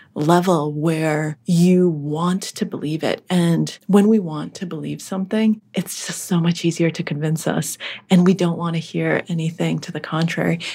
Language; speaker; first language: English; early bilingual, other home language; Russian